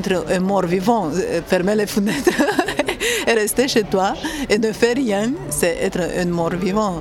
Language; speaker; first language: French; non-native, fluent; Romanian